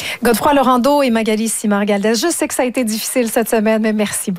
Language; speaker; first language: French; native; French